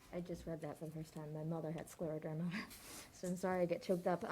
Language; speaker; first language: English; native; English